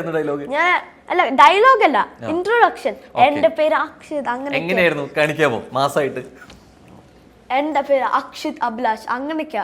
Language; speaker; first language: Malayalam; early bilingual, heritage; Malayalam